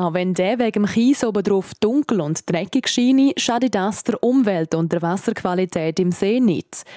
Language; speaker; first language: German; native; German